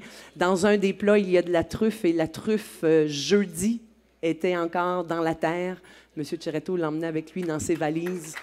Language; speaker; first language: French; native; French